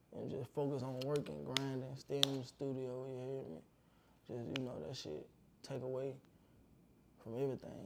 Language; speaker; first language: English; native; English